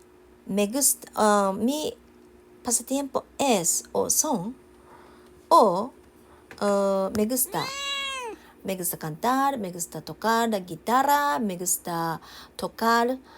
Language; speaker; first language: Spanish; non-native, learner; Japanese